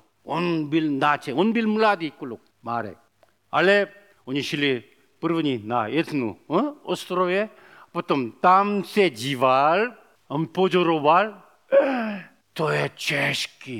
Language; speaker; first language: Czech; non-native, learner; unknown